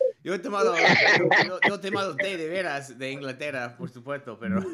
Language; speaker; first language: Spanish; non-native, learner; English